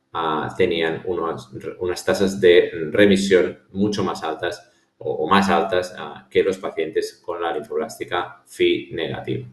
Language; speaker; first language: Spanish; native; Spanish